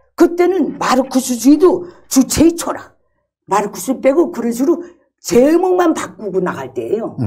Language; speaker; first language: Korean; native; Korean